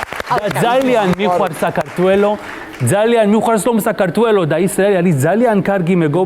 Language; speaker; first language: Georgian; non-native, learner; Hebrew